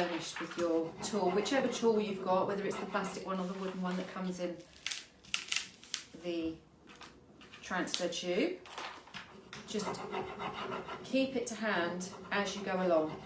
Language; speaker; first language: English; native; English